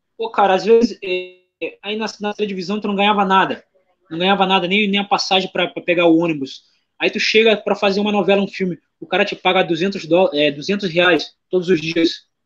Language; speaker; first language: Portuguese; native; Portuguese